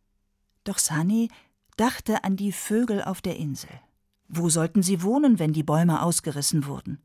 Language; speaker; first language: German; native; German